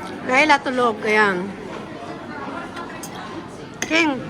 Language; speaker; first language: Filipino; native; Filipino